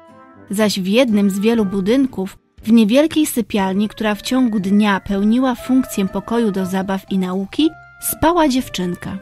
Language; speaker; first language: Polish; native; Polish